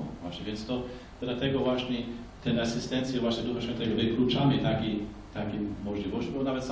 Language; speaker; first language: Polish; non-native, fluent; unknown